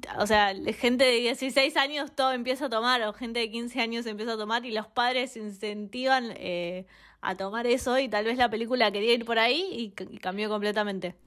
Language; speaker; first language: Spanish; native; Spanish